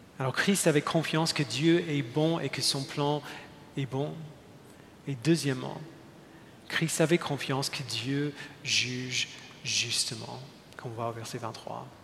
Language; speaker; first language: French; non-native, fluent; English